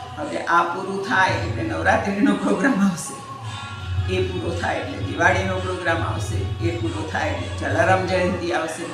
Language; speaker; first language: Gujarati; early bilingual, heritage; Gujarati